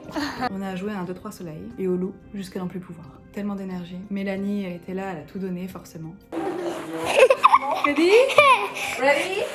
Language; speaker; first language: French; native; French